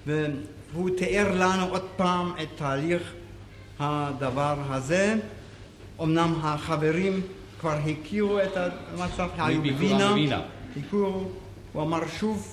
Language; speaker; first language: Hebrew; non-native, fluent; German